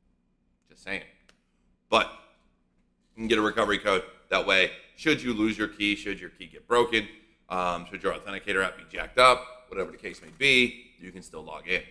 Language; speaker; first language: English; native; English